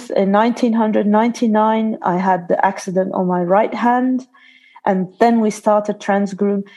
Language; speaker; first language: English; non-native, fluent; Dutch